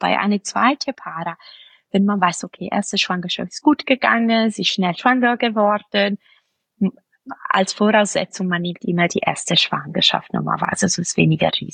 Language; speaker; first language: German; non-native, fluent; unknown